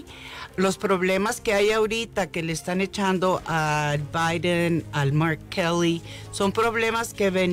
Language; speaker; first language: Spanish; early bilingual, heritage; Spanish